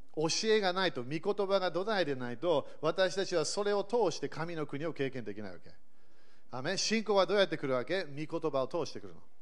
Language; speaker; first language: Japanese; early bilingual, other home language; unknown